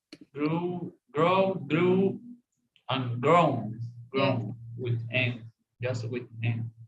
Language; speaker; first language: English; non-native, learner; Spanish